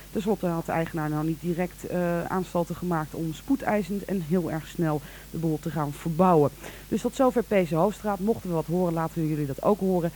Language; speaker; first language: Dutch; native; Dutch